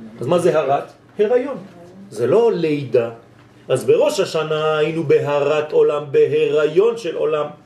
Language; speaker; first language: Hebrew; non-native, fluent; French